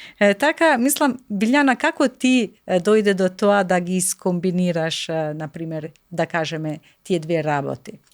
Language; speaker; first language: Macedonian; non-native, local second language; Albanian